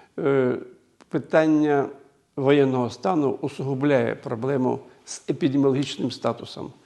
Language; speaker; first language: Ukrainian; native; Ukrainian